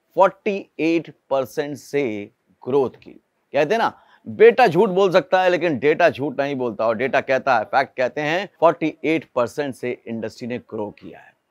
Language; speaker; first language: Hindi; native; Hindi